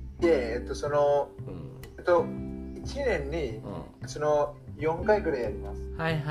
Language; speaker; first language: Japanese; non-native, learner; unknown